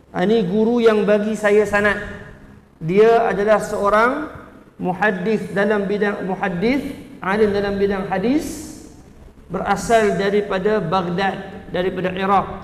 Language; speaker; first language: Malay; native; Malay